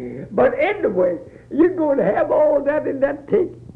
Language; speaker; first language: English; early bilingual, other home language; Swedish